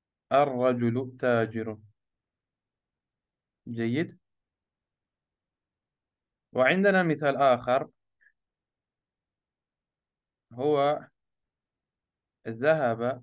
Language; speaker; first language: Arabic; non-native, fluent; Urdu